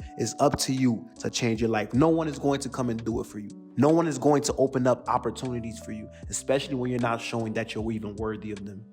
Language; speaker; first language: English; native; English